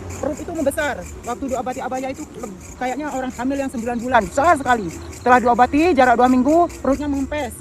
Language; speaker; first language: Indonesian; non-native, local second language; Madurese